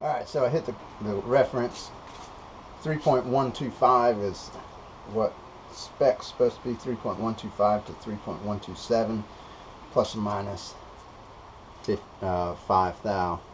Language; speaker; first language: English; native; English